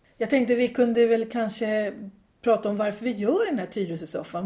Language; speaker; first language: Swedish; native; Swedish